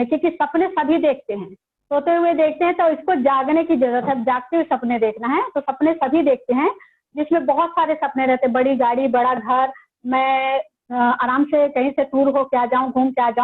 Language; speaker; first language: Hindi; native; Hindi